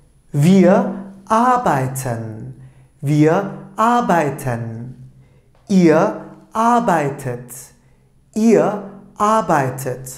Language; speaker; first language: German; non-native, fluent; Turkish